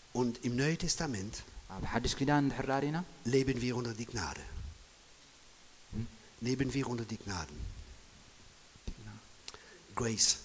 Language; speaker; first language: German; non-native, fluent; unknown